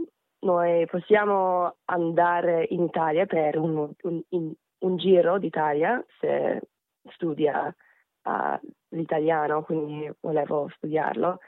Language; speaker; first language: Italian; non-native, fluent; Korean